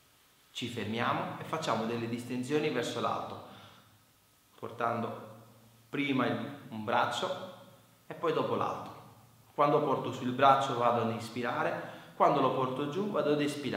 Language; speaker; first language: Italian; native; Italian